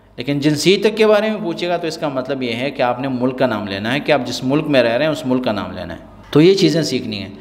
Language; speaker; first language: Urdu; non-native, local second language; Pashto